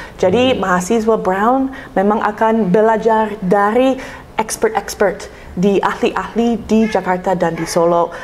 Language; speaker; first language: Indonesian; non-native, fluent; English